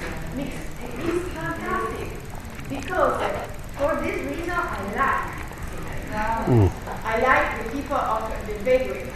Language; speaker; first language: English; non-native, learner; Italian